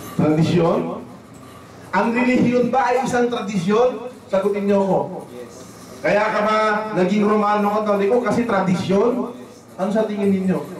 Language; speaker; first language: Filipino; non-native, local second language; Waray